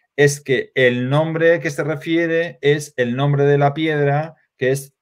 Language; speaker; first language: Spanish; native; Spanish